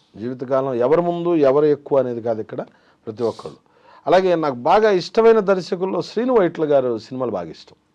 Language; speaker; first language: Telugu; native; Telugu